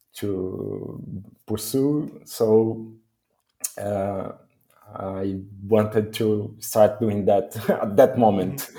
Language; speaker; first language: English; non-native, fluent; Portuguese